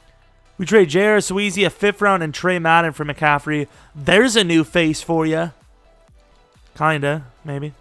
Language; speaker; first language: English; native; English